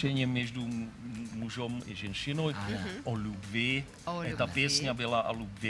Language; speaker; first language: Russian; non-native, learner; Czech